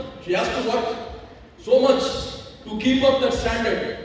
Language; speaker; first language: English; non-native, local second language; Telugu